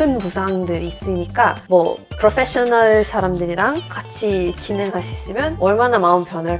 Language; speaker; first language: Korean; non-native, fluent; Swedish